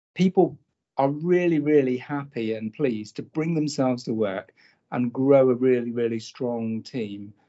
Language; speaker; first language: English; native; English